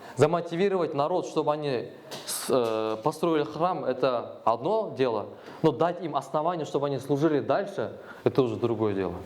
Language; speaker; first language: Russian; non-native, local second language; Kazakh